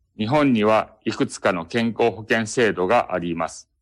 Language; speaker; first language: Japanese; native; Japanese